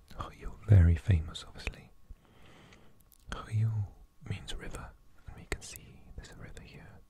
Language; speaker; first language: English; native; English